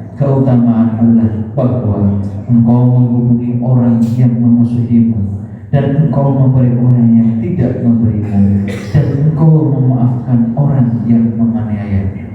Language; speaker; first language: Indonesian; native; Indonesian